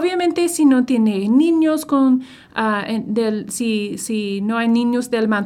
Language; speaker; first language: Spanish; non-native, fluent; English